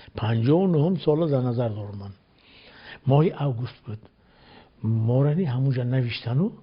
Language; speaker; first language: Tajik; native; Tajik